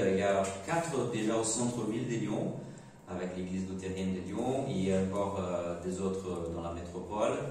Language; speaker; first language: French; non-native, fluent; Portuguese